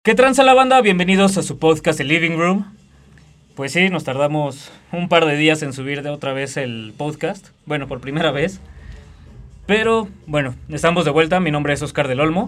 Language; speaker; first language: Spanish; native; Spanish